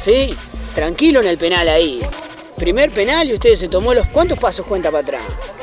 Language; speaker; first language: Spanish; native; Spanish